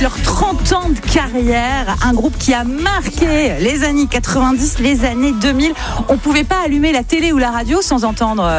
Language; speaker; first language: French; native; French